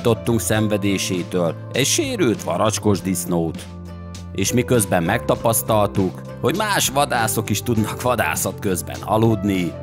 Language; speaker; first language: Hungarian; native; Hungarian